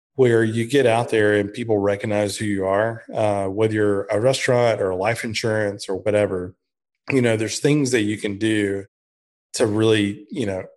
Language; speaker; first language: English; native; English